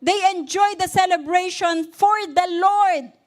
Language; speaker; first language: English; non-native, local second language; Filipino